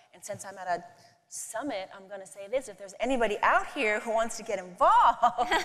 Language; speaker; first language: English; native; English